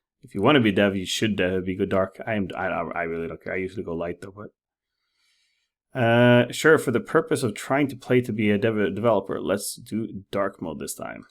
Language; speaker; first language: English; non-native, fluent; Norwegian